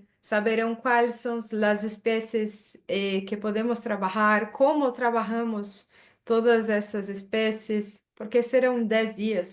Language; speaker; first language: Spanish; non-native, learner; Portuguese